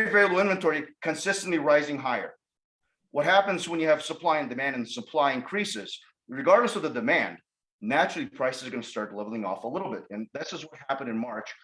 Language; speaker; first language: English; native; English